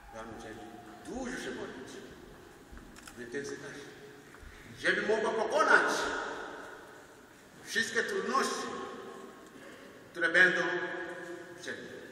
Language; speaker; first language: Polish; non-native, learner; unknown